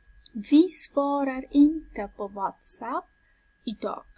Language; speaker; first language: Swedish; non-native, fluent; Persian